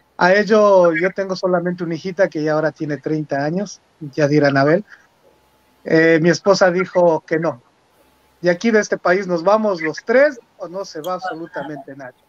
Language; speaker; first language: Spanish; native; Spanish